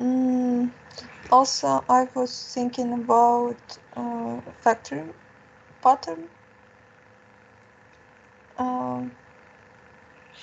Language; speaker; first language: English; non-native, fluent; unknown